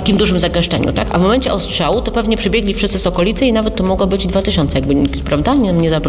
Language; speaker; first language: Polish; native; Polish